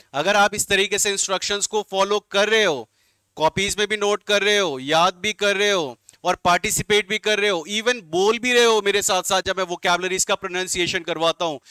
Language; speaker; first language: Hindi; native; Hindi